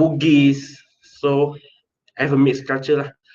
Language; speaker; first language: English; non-native, local second language; Malay